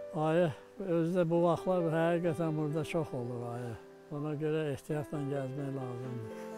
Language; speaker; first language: Azerbaijani; non-native, local second language; Avaric